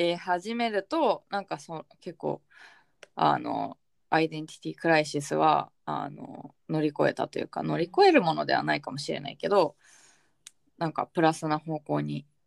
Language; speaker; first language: Japanese; early bilingual, heritage; Japanese